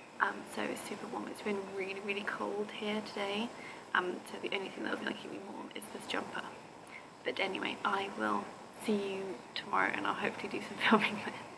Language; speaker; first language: English; native; English